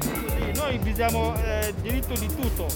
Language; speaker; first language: Italian; non-native, learner; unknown